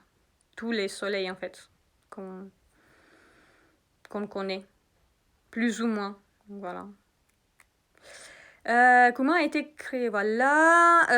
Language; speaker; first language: French; native; French